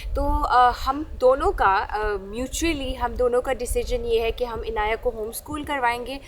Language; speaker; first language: Urdu; early bilingual, heritage; Urdu